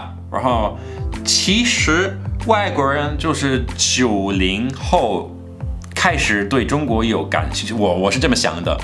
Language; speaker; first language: Chinese; non-native, fluent; English